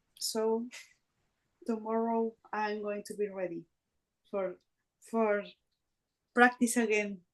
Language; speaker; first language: English; non-native, learner; Spanish